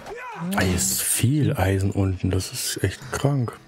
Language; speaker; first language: German; native; German